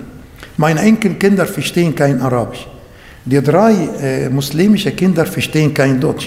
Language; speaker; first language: German; non-native, fluent; Arabic